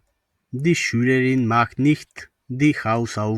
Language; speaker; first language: German; non-native, fluent; Macedonian